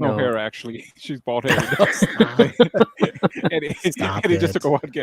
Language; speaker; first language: English; native; English